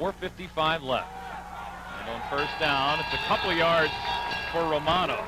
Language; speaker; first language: English; native; English